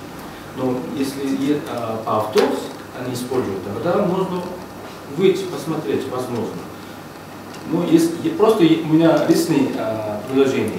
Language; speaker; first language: Russian; non-native, learner; Korean